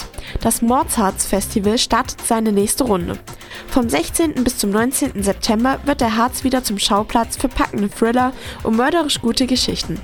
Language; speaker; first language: German; native; German